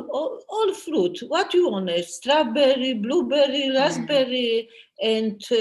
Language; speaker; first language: English; non-native, learner; Polish